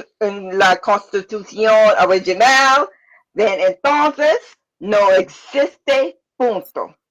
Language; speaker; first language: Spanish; non-native, learner; English